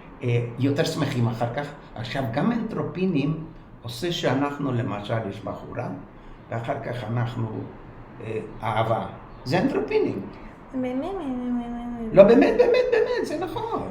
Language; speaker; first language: Hebrew; non-native, learner; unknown